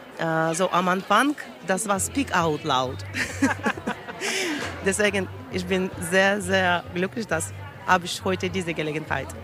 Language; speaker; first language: German; non-native, learner; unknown